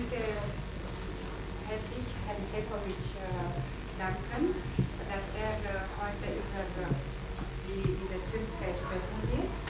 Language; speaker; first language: German; non-native, fluent; Romanian